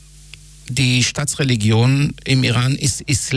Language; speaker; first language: German; non-native, fluent; Hebrew